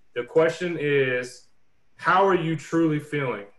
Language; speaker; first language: English; native; English